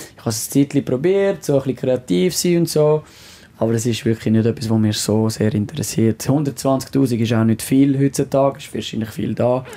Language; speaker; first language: German; non-native, fluent; French